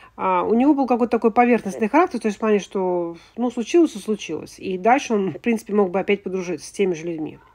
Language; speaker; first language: Russian; native; Russian